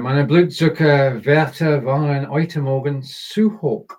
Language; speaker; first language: German; non-native, learner; English